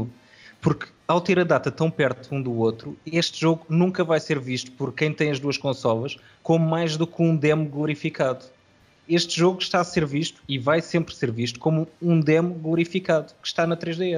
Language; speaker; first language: Portuguese; native; Portuguese